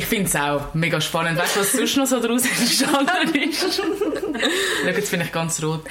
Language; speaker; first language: German; native; German